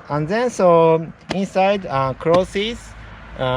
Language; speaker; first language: English; non-native, learner; Japanese